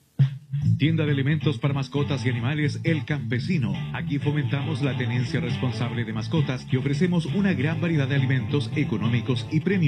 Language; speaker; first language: Spanish; native; Spanish